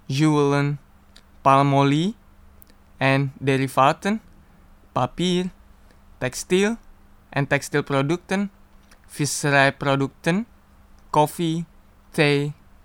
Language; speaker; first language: Dutch; non-native, fluent; Indonesian